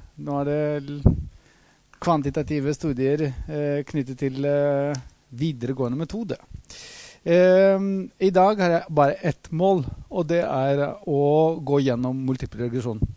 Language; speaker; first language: Norwegian; non-native, fluent; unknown